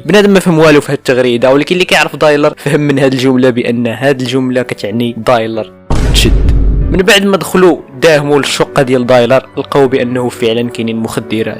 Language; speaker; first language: Arabic; native; Arabic